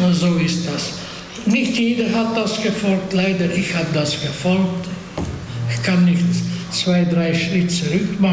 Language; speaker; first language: German; non-native, fluent; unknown